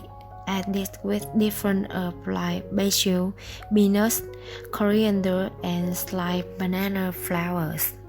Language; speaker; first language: English; non-native, fluent; Vietnamese